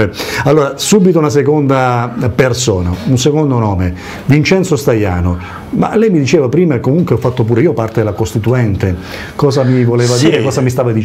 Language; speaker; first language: Italian; native; Italian